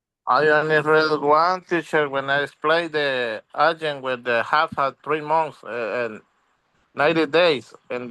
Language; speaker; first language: English; non-native, learner; Spanish